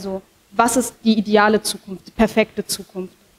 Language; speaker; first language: German; early bilingual, other home language; Kurdish